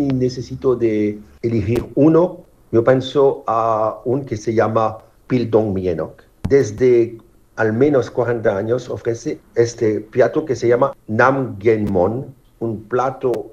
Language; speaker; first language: Spanish; non-native, learner; French